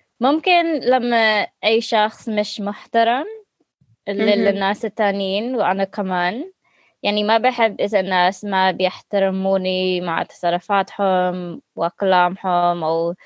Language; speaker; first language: Arabic; non-native, learner; English